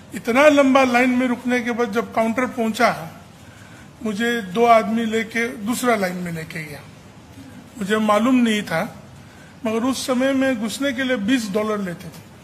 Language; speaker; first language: Hindi; non-native, local second language; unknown